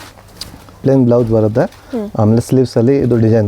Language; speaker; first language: Kannada; non-native, local second language; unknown